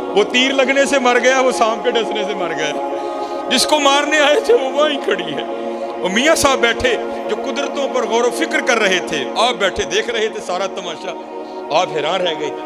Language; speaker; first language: Urdu; non-native, local second language; Punjabi